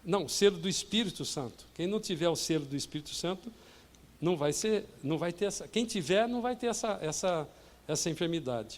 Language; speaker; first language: Portuguese; native; Portuguese